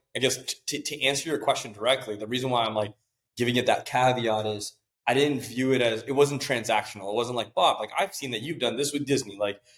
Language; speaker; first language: English; native; English